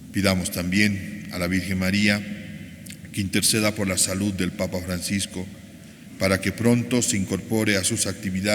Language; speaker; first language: Spanish; native; Spanish